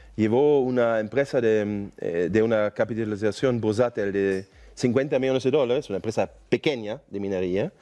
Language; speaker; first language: Spanish; non-native, fluent; German